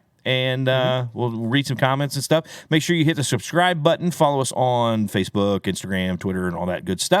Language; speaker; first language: English; native; English